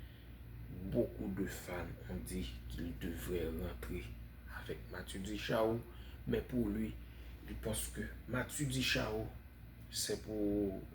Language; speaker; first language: French; non-native, fluent; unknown